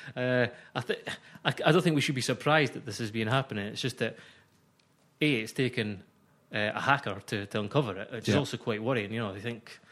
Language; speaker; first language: English; native; English